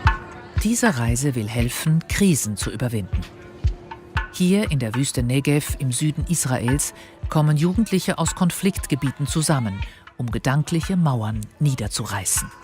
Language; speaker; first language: German; native; German